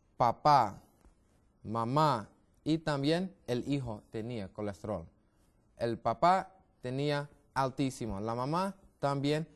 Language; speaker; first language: Spanish; non-native, learner; English